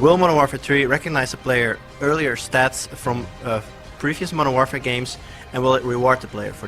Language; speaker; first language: English; non-native, fluent; Dutch